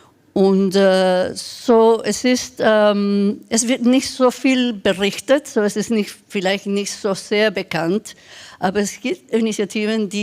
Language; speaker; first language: German; non-native, fluent; Spanish